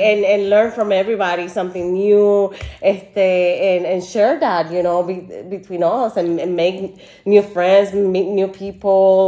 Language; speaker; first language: English; non-native, fluent; Spanish